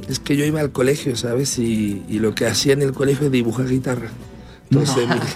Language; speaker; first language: Spanish; early bilingual, heritage; Spanish